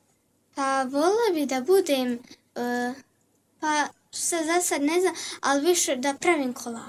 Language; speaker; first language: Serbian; early bilingual, heritage; Serbian